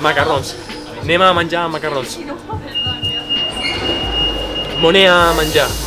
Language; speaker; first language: Catalan; non-native, learner; Spanish